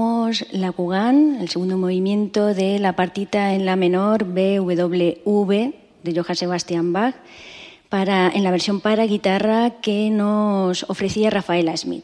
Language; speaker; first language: Spanish; native; Spanish